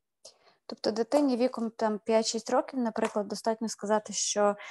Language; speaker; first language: Ukrainian; native; Ukrainian